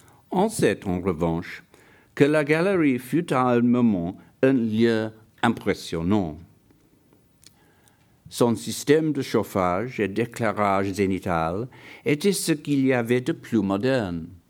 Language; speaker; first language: French; non-native, fluent; English